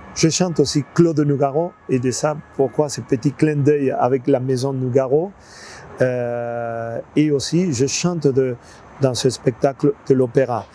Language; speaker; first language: French; non-native, fluent; Spanish